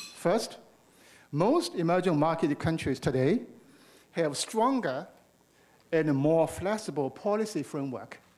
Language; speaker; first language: English; non-native, fluent; Chinese